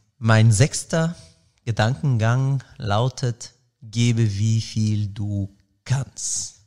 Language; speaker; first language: German; non-native, fluent; Arabic